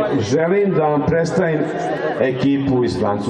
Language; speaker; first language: Bosnian; native; Bosnian